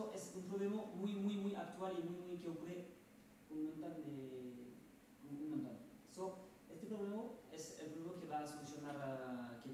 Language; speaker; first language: Spanish; non-native, fluent; French